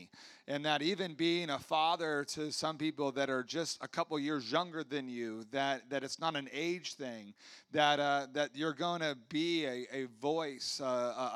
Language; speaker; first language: English; native; English